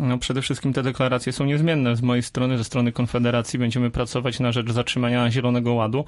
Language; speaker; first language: Polish; native; Polish